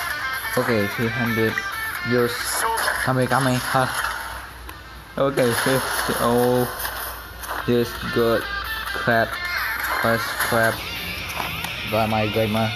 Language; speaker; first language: English; non-native, learner; Indonesian